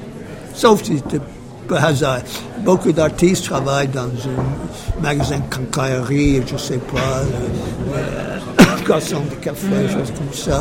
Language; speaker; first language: French; non-native, fluent; English